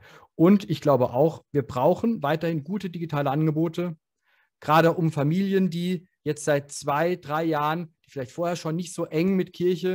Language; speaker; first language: German; native; German